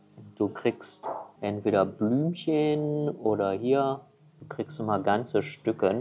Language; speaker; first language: German; non-native, fluent; Chinese